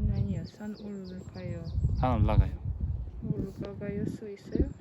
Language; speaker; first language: Korean; non-native, learner; Ukrainian